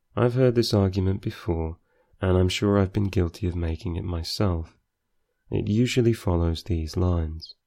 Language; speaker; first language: English; native; English